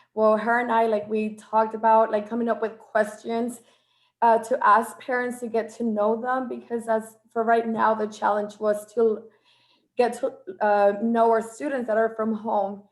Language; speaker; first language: English; non-native, fluent; Spanish